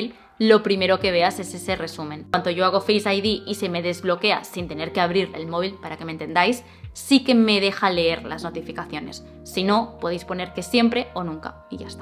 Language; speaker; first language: Spanish; native; Spanish